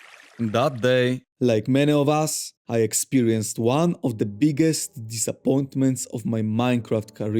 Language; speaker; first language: English; non-native, fluent; Polish